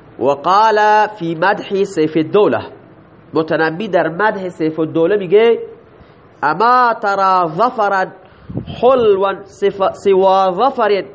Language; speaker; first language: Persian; non-native, local second language; Baluchi